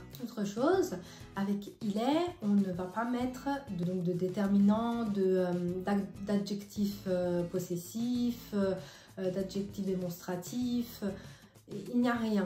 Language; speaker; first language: French; non-native, fluent; Italian